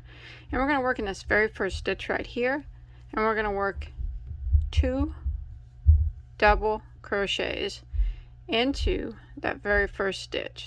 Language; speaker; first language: English; native; English